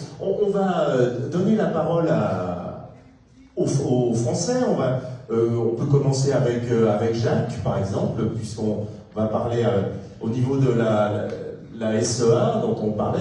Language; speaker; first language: French; native; French